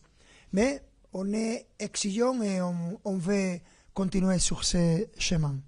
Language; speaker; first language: French; non-native, fluent; Spanish